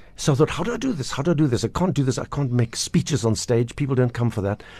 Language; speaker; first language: English; native; English